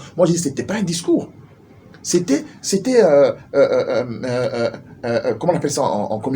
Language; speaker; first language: French; non-native, local second language; Lingala